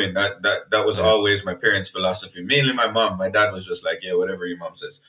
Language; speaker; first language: English; non-native, local second language; Jamaican Creole English